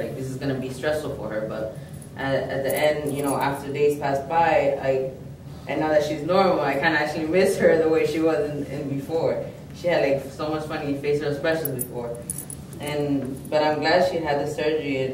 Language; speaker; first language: English; early bilingual, other home language; Spanish